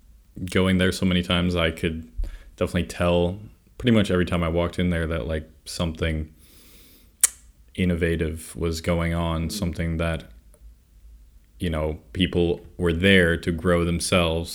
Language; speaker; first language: English; native; English